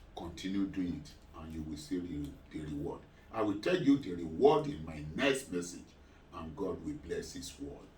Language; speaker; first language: English; non-native, local second language; Yoruba